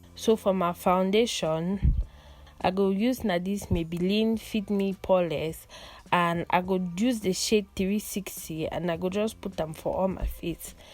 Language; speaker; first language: Nigerian Pidgin; non-native, local second language; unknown